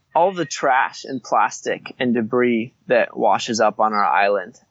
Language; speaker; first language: English; native; English